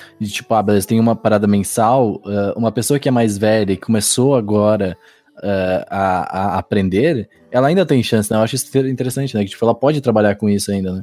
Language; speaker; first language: Portuguese; native; Portuguese